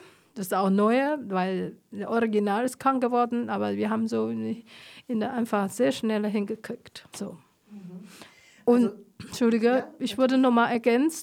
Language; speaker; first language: German; non-native, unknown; Chinese